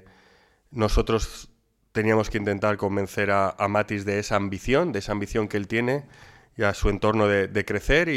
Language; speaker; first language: Spanish; native; Spanish